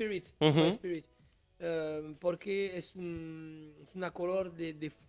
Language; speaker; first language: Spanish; non-native, learner; French